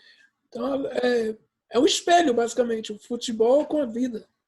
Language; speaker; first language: Portuguese; early bilingual, heritage; English